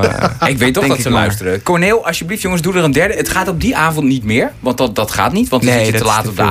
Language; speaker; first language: Dutch; native; Dutch